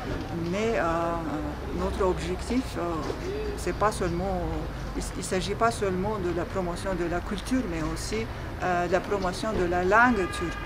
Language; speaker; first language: French; non-native, fluent; Turkish